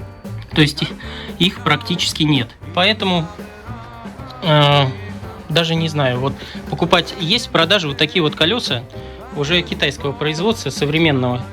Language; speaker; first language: Russian; native; Russian